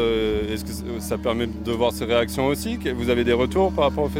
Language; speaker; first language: French; native; French